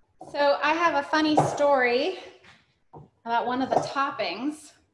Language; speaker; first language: English; native; English